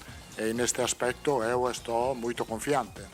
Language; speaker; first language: Portuguese; non-native, fluent; Italian